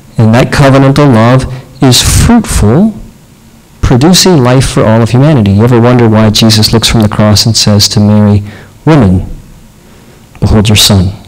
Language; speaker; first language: English; native; English